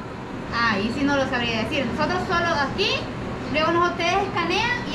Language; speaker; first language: Spanish; native; Spanish